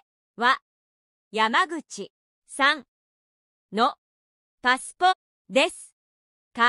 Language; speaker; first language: Japanese; non-native, learner; Filipino